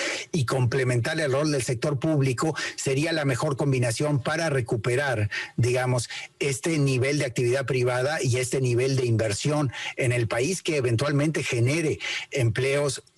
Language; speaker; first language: Spanish; native; Spanish